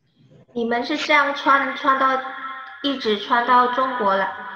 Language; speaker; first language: Chinese; non-native, fluent; Indonesian